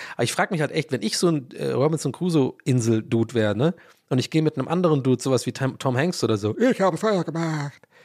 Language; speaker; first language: German; early bilingual, other home language; English